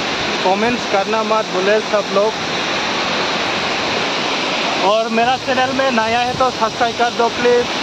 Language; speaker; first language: Hindi; non-native, local second language; Kok Borok